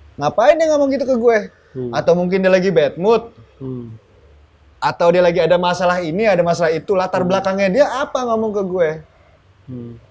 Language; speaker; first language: Indonesian; native; Indonesian